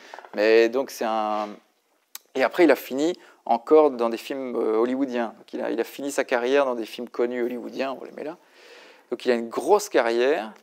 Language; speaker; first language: French; native; French